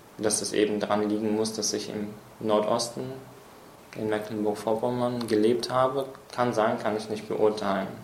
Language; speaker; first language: German; early bilingual, other home language; Russian